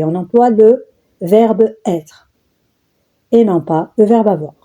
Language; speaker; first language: French; non-native, local second language; Arabic